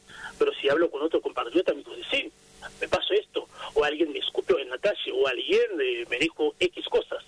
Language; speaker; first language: Spanish; non-native, fluent; Haitian Creole